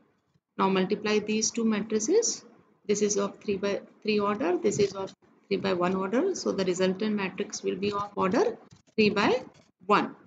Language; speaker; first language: English; non-native, local second language; Hindi